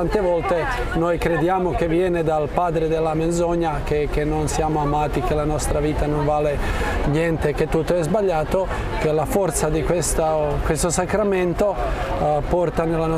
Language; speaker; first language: Italian; non-native, fluent; Croatian